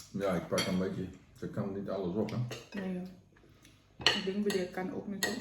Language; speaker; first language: Dutch; non-native, learner; Thai